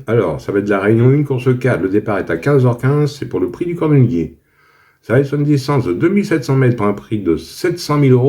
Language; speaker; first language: French; native; French